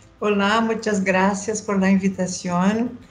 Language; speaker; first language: Spanish; non-native, learner; Portuguese